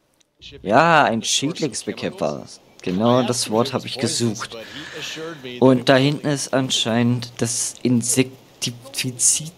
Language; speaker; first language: German; native; German